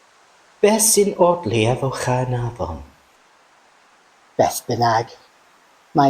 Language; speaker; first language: Welsh; non-native, learner; English